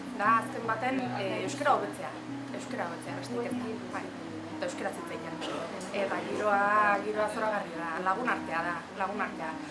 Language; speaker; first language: Basque; native; Basque